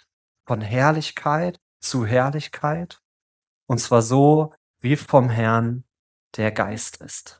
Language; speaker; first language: German; native; German